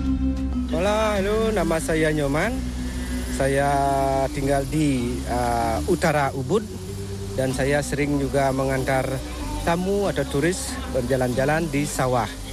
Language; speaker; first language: Indonesian; non-native, local second language; Balinese